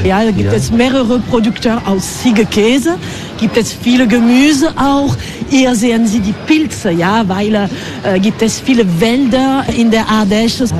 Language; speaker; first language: German; non-native, fluent; French